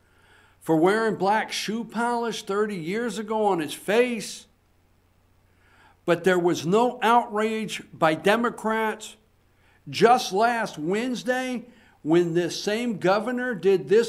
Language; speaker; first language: English; native; English